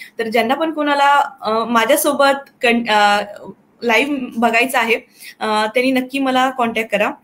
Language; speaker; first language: Marathi; native; Marathi